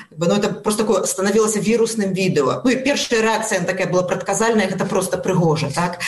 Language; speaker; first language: Belarusian; native; Belarusian